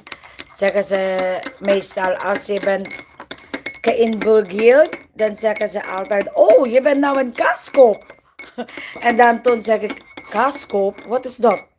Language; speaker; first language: Dutch; non-native, learner; Filipino